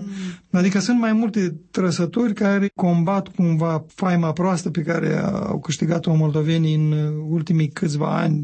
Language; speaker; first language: Romanian; native; Romanian